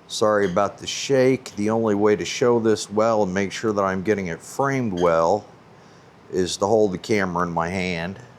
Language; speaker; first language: English; native; English